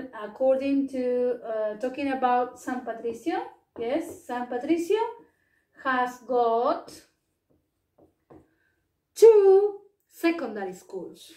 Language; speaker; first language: English; non-native, fluent; Spanish